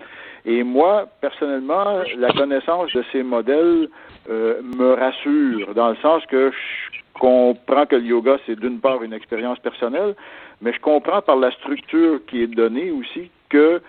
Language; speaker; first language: French; native; French